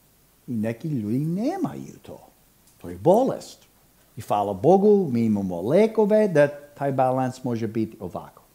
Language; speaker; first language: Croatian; non-native, fluent; English